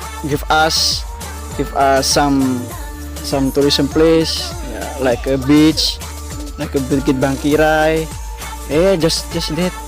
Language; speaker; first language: English; non-native, learner; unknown